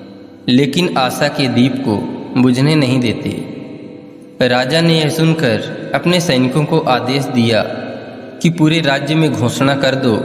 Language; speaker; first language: Hindi; native; Hindi